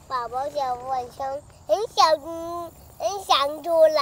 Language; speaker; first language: Chinese; early bilingual, heritage; Chinese